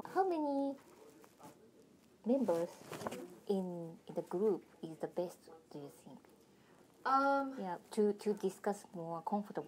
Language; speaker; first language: English; non-native, learner; Japanese